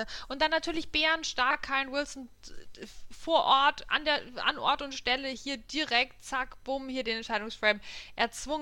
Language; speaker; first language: German; native; German